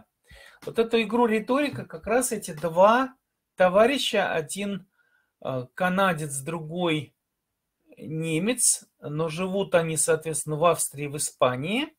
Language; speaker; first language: Russian; native; Russian